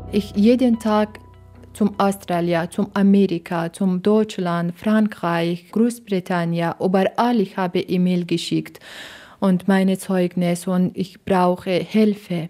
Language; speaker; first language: German; non-native, learner; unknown